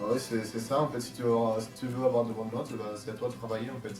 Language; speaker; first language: French; non-native, fluent; Spanish